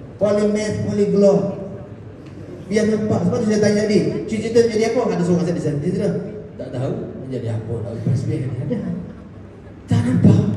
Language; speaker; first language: Malay; native; Malay